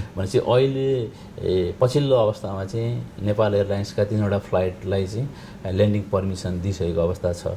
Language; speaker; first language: Nepali; native; Nepali